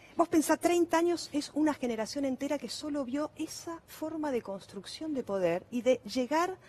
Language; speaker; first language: Spanish; native; Spanish